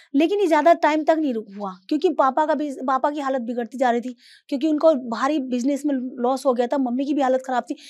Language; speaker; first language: Hindi; native; Hindi